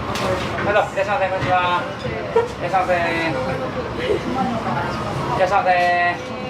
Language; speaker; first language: Japanese; native; Japanese